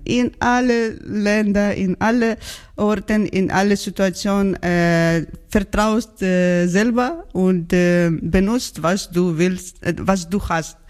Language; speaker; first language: German; non-native, learner; Georgian